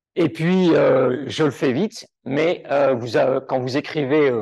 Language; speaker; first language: French; native; French